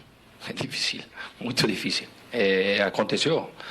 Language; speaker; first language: Portuguese; non-native, fluent; Spanish